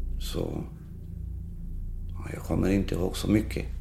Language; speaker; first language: Swedish; non-native, local second language; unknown